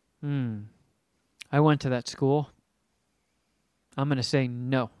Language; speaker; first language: English; native; English